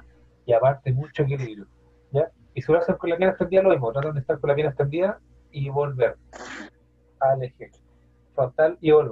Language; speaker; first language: Spanish; native; Spanish